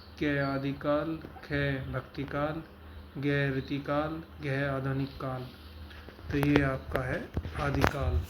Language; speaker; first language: Hindi; native; Hindi